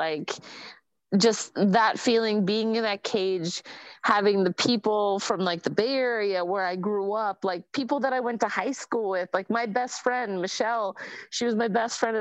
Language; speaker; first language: English; native; English